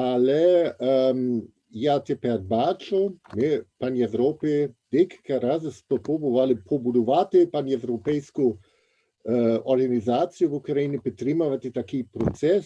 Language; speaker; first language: Ukrainian; non-native, fluent; German